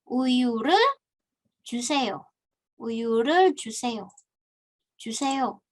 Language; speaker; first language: Korean; non-native, fluent; Indonesian